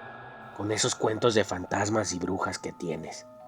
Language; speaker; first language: Spanish; native; Spanish